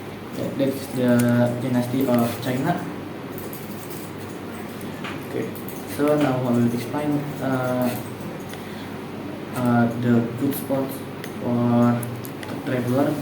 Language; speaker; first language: English; non-native, learner; Indonesian